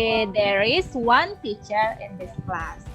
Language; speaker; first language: English; non-native, fluent; Indonesian